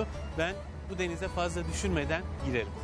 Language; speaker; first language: Turkish; native; Turkish